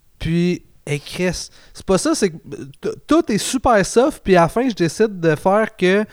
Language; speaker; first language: French; native; French